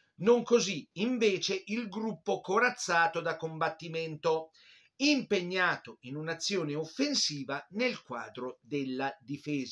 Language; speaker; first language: Italian; native; Italian